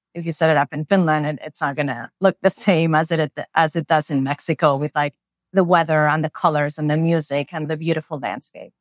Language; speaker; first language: English; non-native, fluent; Spanish